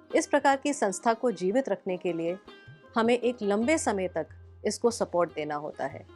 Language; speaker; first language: Hindi; native; Hindi